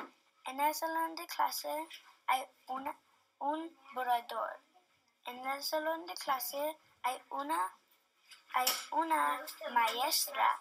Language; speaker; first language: Spanish; non-native, learner; English